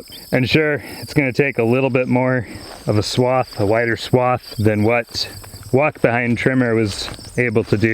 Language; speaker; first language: English; native; English